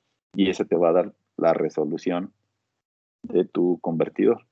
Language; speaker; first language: Spanish; native; Spanish